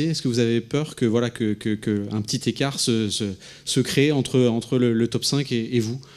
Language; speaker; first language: French; native; French